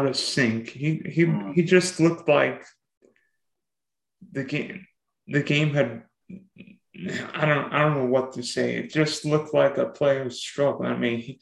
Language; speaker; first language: English; native; English